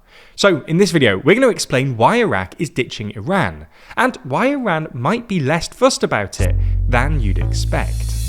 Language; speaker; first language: English; native; English